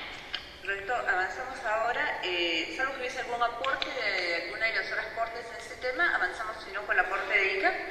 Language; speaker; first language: Spanish; native; Spanish